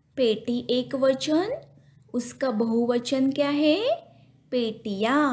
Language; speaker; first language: Hindi; non-native, local second language; Marathi